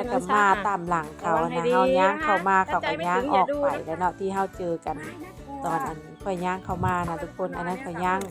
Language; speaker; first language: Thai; non-native, local second language; Lao